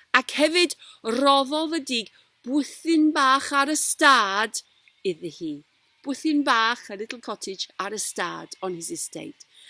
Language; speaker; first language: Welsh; non-native, local second language; English